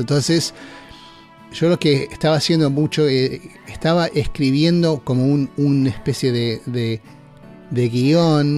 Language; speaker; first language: Spanish; native; Spanish